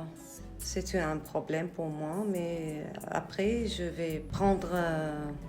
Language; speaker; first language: French; non-native, learner; Arabic